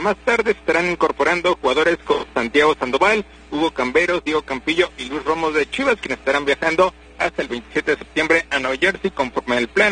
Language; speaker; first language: Spanish; native; Spanish